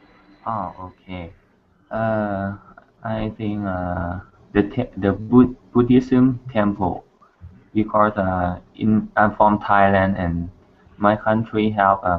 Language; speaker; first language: English; non-native, learner; Thai